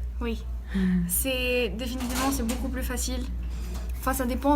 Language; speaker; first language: French; early bilingual, heritage; French